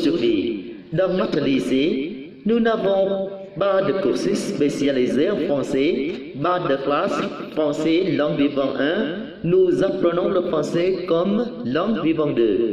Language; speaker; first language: French; non-native, learner; Vietnamese